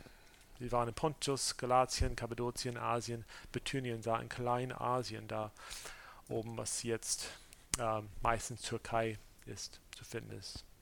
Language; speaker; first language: German; non-native, fluent; English